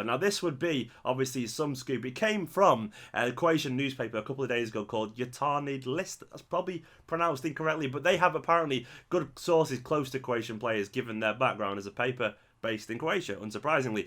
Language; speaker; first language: English; native; English